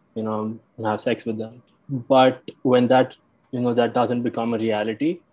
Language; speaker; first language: English; non-native, local second language; Hindi